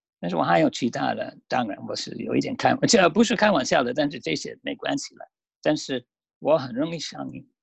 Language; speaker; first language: Chinese; non-native, fluent; English